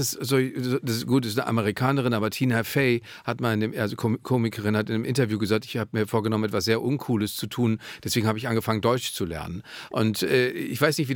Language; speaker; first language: German; native; German